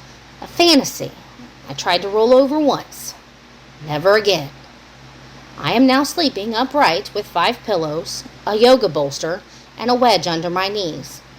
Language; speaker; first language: English; native; English